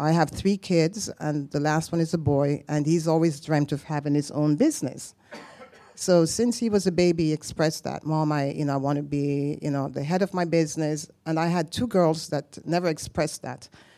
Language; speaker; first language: English; native; English